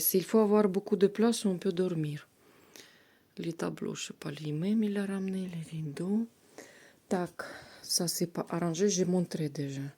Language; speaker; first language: French; non-native, learner; Russian